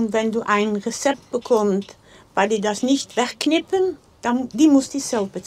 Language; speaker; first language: German; non-native, learner; Dutch